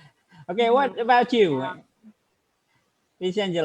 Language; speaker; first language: English; non-native, fluent; Indonesian